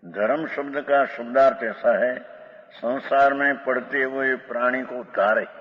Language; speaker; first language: Hindi; non-native, local second language; Gujarati